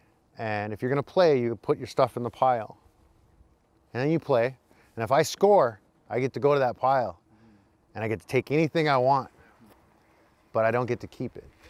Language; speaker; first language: English; native; English